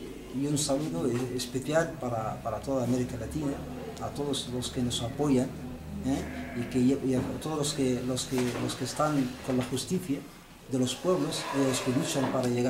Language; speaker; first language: Spanish; non-native, fluent; Arabic